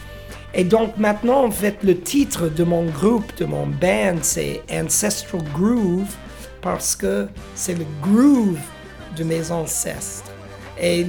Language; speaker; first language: French; non-native, fluent; English